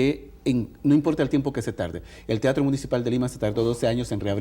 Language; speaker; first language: Spanish; native; Spanish